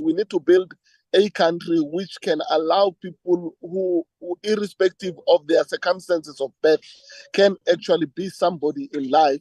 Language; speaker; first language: English; non-native, local second language; Tswana